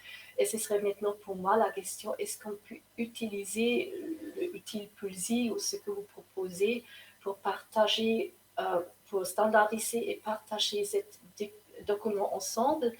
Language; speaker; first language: French; non-native, fluent; German